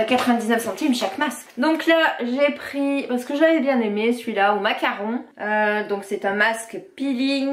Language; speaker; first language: French; native; French